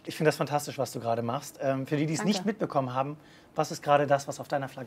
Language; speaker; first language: German; native; German